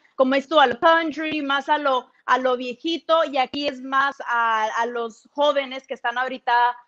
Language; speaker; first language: Spanish; early bilingual, heritage; Spanish